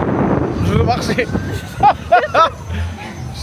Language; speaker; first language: French; native; French